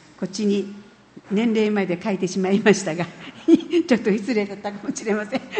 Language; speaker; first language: Japanese; native; Japanese